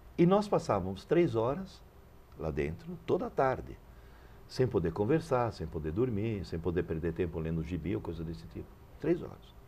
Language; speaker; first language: Portuguese; early bilingual, other home language; Italian